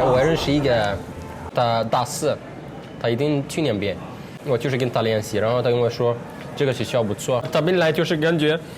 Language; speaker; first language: Chinese; non-native, learner; Arabic